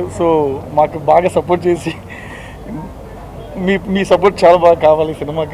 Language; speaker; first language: Telugu; non-native, fluent; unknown